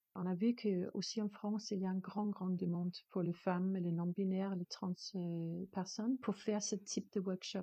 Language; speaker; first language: French; non-native, learner; Danish